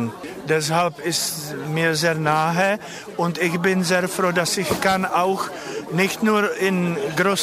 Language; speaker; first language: German; non-native, learner; Czech